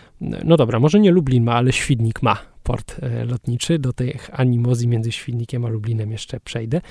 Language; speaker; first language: Polish; native; Polish